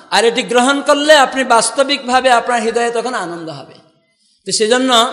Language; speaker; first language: Bangla; non-native, fluent; Odia